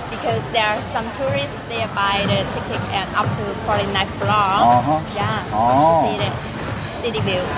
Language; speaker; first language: English; non-native, learner; Vietnamese